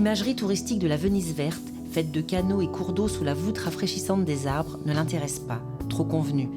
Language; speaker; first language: French; native; French